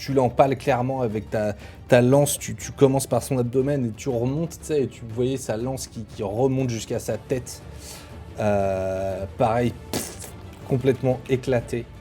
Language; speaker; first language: French; native; French